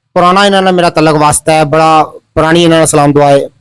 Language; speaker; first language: Urdu; non-native, local second language; Punjabi